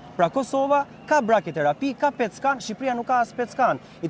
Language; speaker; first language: Albanian; native; Albanian